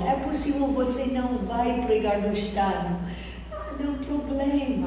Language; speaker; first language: Portuguese; non-native, fluent; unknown